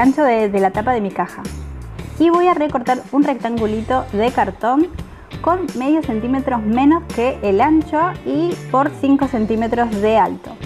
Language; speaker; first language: Spanish; native; Spanish